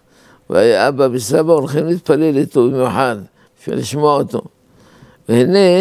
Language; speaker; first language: Hebrew; non-native, fluent; Arabic